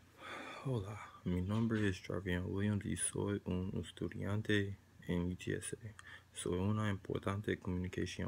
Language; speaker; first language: Spanish; non-native, learner; English